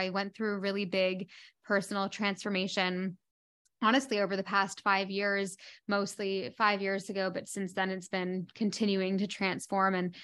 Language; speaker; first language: English; native; English